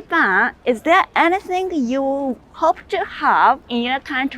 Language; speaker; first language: English; non-native, learner; Japanese